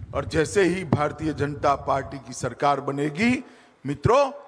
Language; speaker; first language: Hindi; native; Hindi